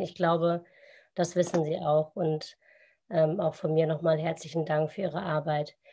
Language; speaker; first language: German; native; German